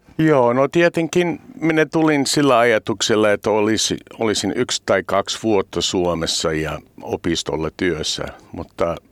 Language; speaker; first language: Finnish; non-native, fluent; English